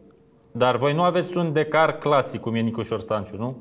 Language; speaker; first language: Romanian; native; Romanian